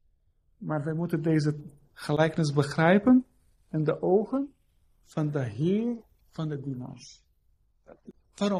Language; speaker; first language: Dutch; non-native, fluent; Portuguese